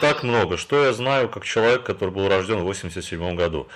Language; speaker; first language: Russian; native; Russian